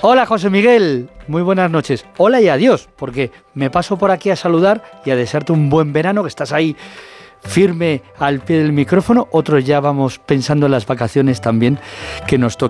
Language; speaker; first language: Spanish; native; Spanish